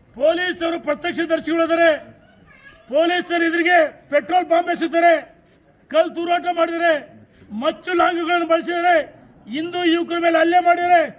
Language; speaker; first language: Kannada; native; Kannada